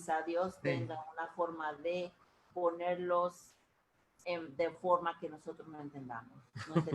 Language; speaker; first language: Spanish; native; Spanish